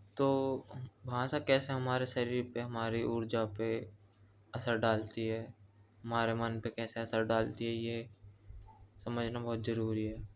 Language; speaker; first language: Hindi; native; Hindi